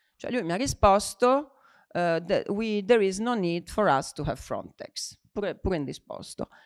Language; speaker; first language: Italian; native; Italian